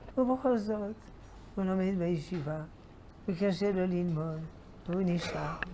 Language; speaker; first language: Hebrew; non-native, fluent; French